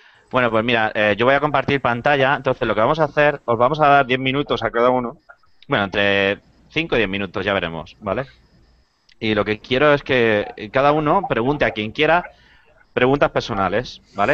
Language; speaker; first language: Spanish; native; Spanish